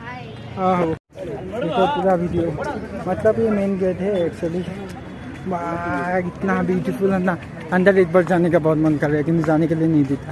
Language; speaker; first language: Hindi; non-native, local second language; Assamese